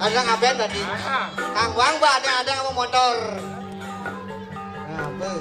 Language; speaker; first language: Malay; non-native, local second language; Balinese